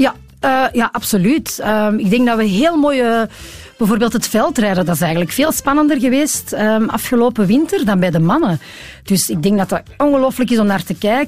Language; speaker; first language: Dutch; native; Dutch